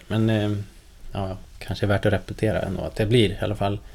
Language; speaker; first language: Swedish; native; Swedish